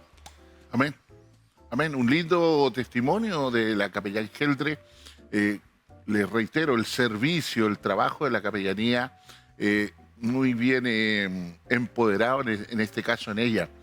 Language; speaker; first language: Spanish; native; Spanish